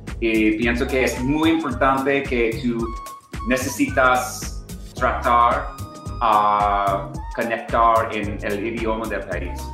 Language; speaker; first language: Spanish; non-native, learner; English